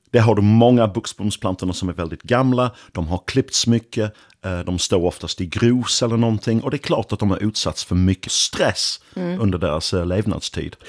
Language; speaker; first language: Swedish; non-native, fluent; English